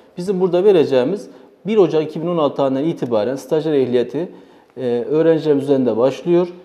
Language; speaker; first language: Turkish; early bilingual, heritage; Turkish